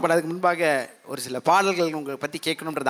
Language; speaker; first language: Tamil; native; Tamil